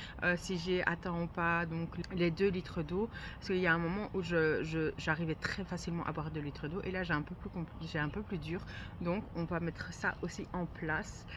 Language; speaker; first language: French; native; French